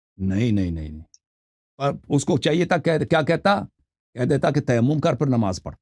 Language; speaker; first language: Urdu; native; Urdu